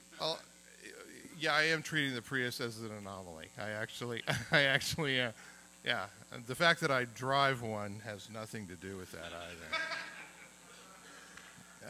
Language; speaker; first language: English; native; English